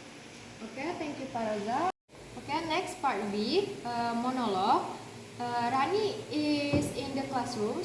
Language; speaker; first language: English; non-native, learner; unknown